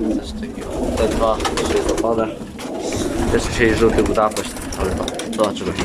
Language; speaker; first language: Polish; native; Polish